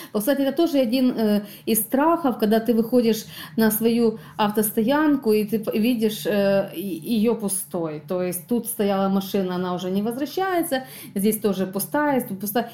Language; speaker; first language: Russian; native; Russian